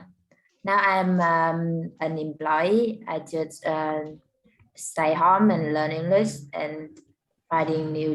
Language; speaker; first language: English; non-native, learner; Vietnamese